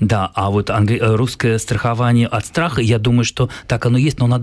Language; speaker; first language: Russian; native; Russian